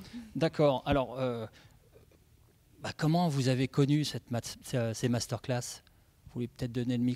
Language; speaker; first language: French; native; French